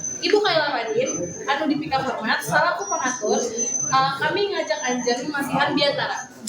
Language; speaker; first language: Sundanese; non-native, learner; Japanese